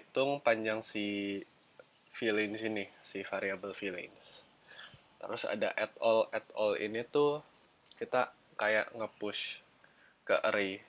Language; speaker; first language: Indonesian; native; Indonesian